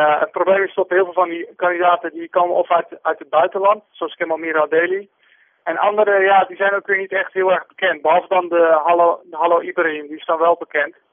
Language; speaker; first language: Dutch; native; Dutch